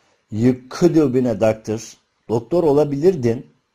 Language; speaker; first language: English; non-native, fluent; Turkish